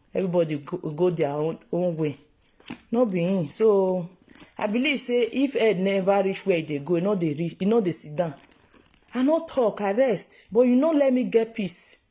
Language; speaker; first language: Nigerian Pidgin; non-native, local second language; Yoruba